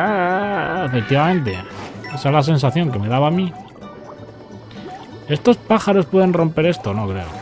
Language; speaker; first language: Spanish; native; Spanish